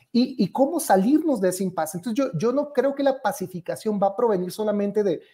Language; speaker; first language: Spanish; native; Spanish